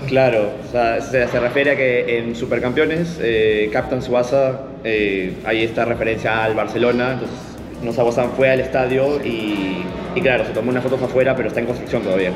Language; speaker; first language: Spanish; native; Spanish